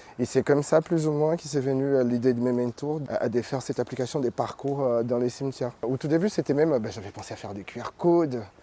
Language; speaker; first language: French; non-native, fluent; Portuguese